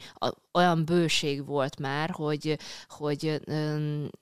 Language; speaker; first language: Hungarian; early bilingual, other home language; Chinese